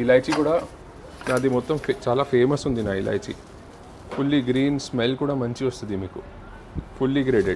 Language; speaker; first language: Telugu; non-native, local second language; Hindi